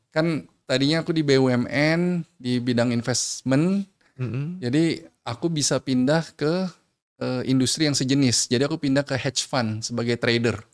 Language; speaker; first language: Indonesian; native; Indonesian